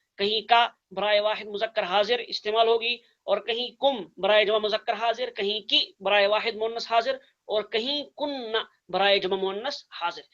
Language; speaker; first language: Urdu; non-native, local second language; Kashmiri